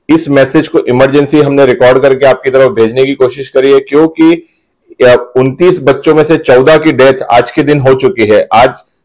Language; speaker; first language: Hindi; non-native, local second language; Gujarati